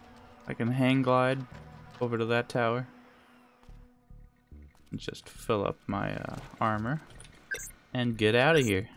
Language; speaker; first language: English; native; English